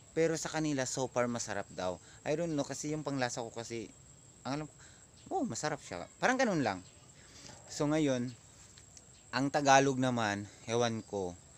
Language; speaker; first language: Filipino; non-native, local second language; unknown